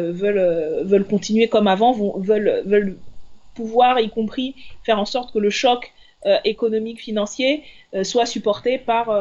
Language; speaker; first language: French; native; French